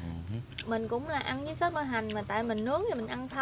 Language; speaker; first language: Vietnamese; native; Vietnamese